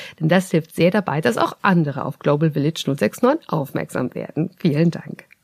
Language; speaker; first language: German; native; German